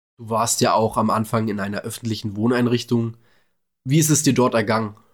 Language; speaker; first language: German; native; German